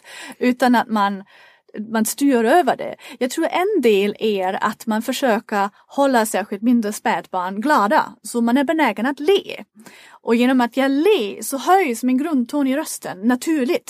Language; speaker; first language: Swedish; non-native, fluent; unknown